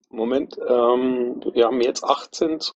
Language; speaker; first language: German; native; German